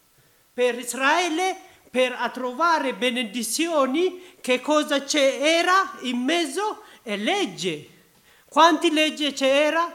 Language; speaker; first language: Italian; non-native, learner; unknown